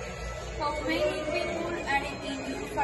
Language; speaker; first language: English; non-native, learner; Spanish